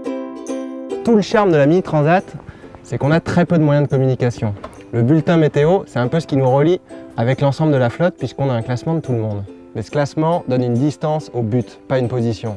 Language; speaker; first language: French; native; French